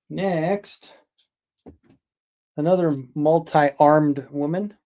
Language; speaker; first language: English; native; English